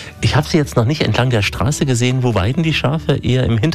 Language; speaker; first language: German; native; German